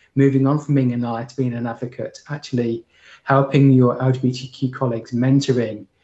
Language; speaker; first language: English; native; English